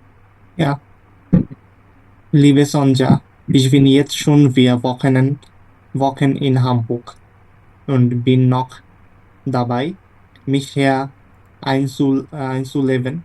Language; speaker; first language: German; non-native, learner; Bangla